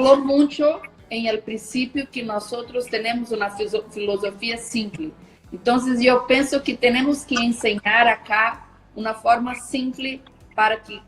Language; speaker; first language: Spanish; non-native, learner; Portuguese